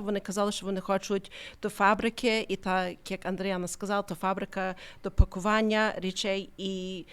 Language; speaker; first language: Ukrainian; early bilingual, heritage; Ukrainian